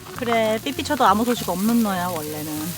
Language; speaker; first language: Korean; native; Korean